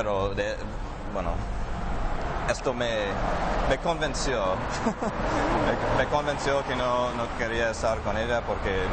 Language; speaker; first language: Spanish; non-native, fluent; English